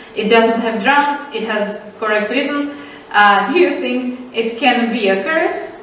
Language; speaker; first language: English; non-native, fluent; Czech